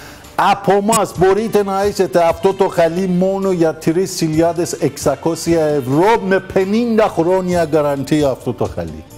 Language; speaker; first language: Greek; non-native, learner; Persian